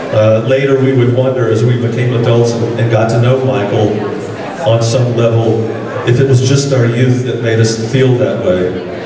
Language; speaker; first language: English; native; English